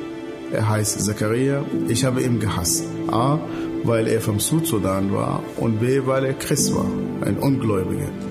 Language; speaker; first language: German; non-native, fluent; Arabic